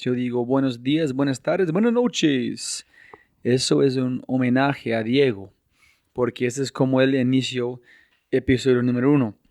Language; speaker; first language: Spanish; non-native, fluent; English